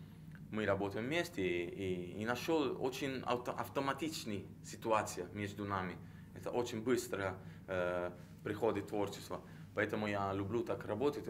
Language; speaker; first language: Russian; non-native, learner; Italian